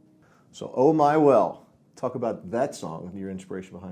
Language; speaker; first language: English; native; English